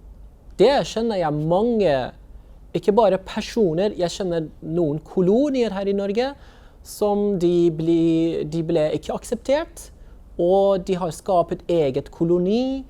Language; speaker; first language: Norwegian; non-native, learner; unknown